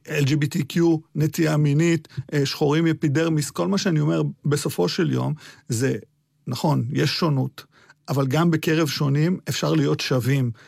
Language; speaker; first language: Hebrew; early bilingual, other home language; Arabic